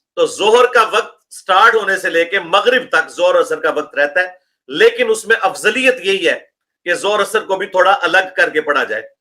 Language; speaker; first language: Urdu; non-native, local second language; Punjabi